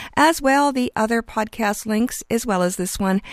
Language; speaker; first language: English; early bilingual, other home language; Ukrainian